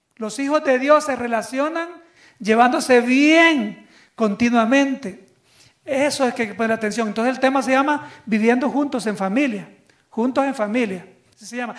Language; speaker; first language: Spanish; native; Spanish